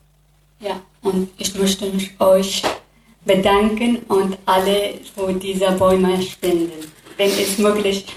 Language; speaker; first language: German; non-native, learner; Kurdish